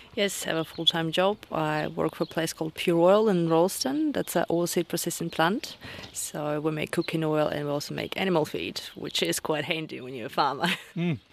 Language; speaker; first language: English; non-native, fluent; Russian